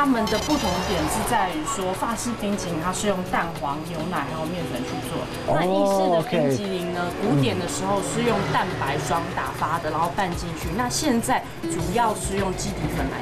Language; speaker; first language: Chinese; native; Chinese